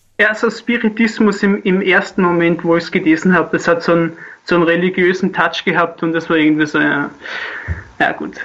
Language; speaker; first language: German; native; German